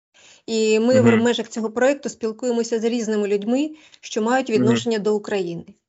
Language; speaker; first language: Ukrainian; native; Ukrainian